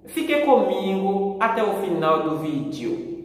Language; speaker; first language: Portuguese; non-native, fluent; Haitian Creole